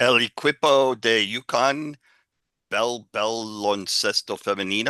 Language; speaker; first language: Spanish; non-native, learner; English